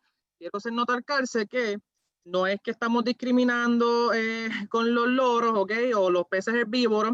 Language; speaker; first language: Spanish; native; Spanish